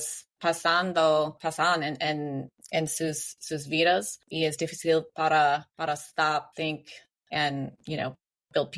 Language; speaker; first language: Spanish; non-native, learner; English